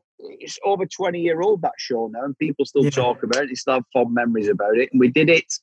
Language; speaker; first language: English; native; English